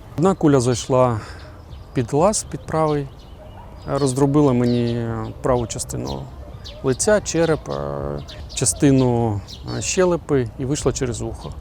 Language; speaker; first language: Ukrainian; native; Ukrainian